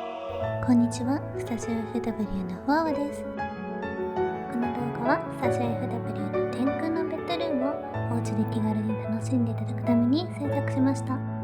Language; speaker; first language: Japanese; native; Japanese